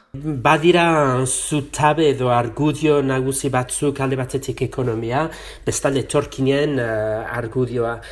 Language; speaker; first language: Basque; non-native, fluent; English